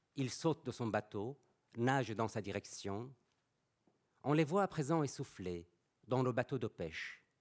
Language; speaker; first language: French; non-native, fluent; Persian